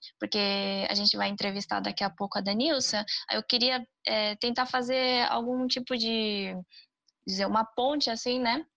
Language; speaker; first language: Portuguese; native; Portuguese